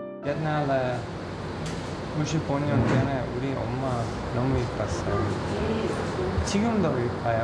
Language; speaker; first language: Korean; non-native, learner; English